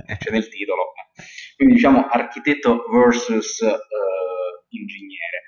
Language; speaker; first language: Italian; native; Italian